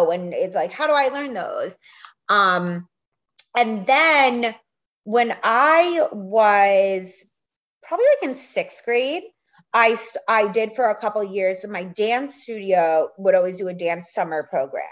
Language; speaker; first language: English; native; English